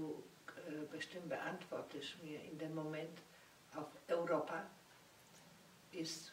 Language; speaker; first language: German; non-native, learner; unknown